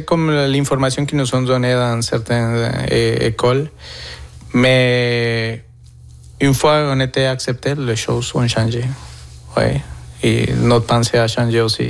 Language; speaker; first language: French; non-native, fluent; Spanish